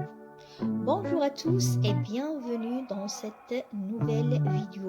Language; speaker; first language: French; non-native, local second language; Arabic